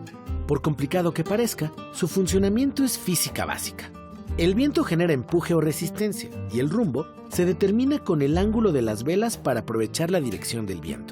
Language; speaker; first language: Spanish; native; Spanish